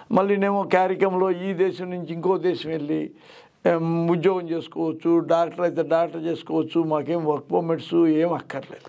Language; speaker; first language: Telugu; native; Telugu